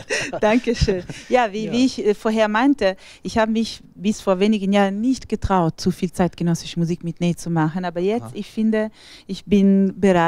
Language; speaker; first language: German; non-native, fluent; Italian